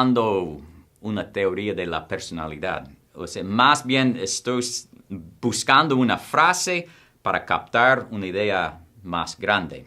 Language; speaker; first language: Spanish; non-native, fluent; English